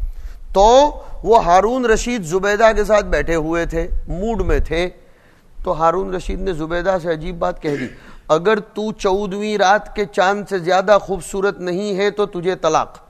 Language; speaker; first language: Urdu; non-native, local second language; Gujarati